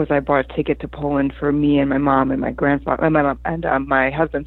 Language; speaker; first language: English; early bilingual, other home language; Polish